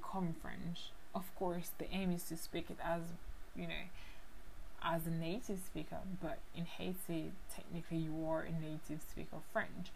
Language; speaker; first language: English; non-native, fluent; Haitian Creole